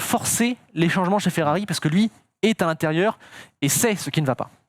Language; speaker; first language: French; native; French